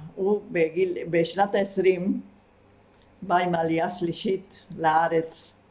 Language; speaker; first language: Hebrew; non-native, fluent; Spanish